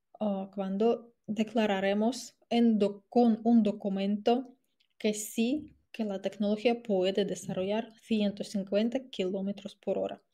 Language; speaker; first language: Spanish; non-native, fluent; Russian